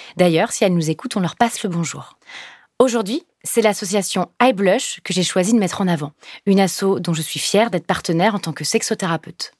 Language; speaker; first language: French; native; French